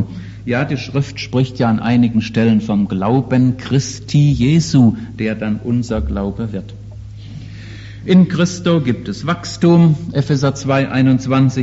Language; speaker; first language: German; native; German